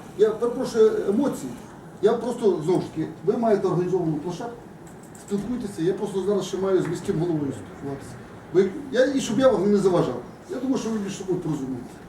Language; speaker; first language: Ukrainian; native; Ukrainian